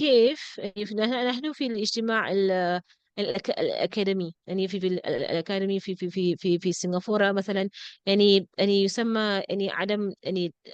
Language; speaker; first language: Arabic; non-native, fluent; English